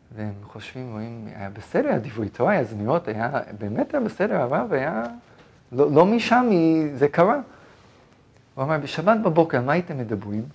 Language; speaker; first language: Hebrew; non-native, fluent; English